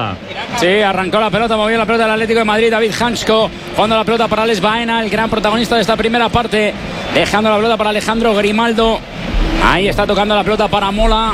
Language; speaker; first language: Spanish; native; Spanish